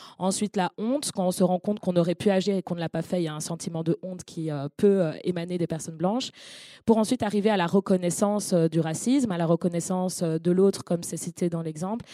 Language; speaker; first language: French; native; French